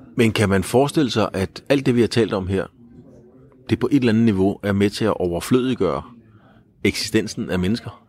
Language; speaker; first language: Danish; native; Danish